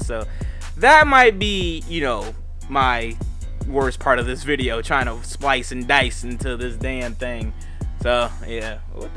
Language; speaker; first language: English; native; English